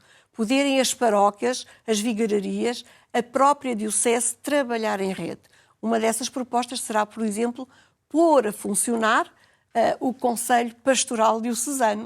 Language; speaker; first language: Portuguese; native; Portuguese